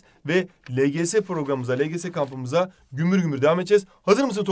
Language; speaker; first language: Turkish; native; Turkish